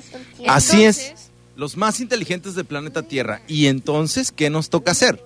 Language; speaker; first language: Spanish; native; Spanish